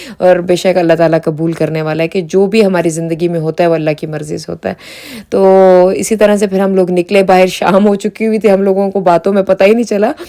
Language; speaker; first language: Urdu; native; Urdu